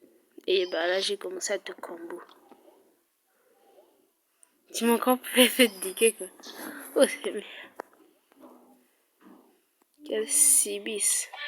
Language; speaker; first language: French; native; French